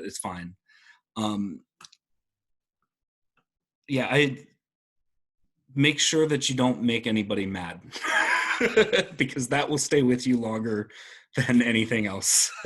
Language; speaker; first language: English; native; English